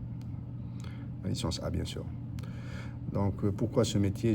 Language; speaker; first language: French; non-native, local second language; Arabic